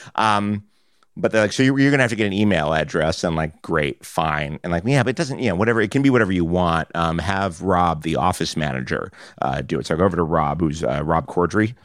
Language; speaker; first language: English; native; English